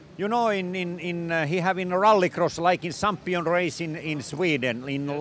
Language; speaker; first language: English; non-native, learner; Finnish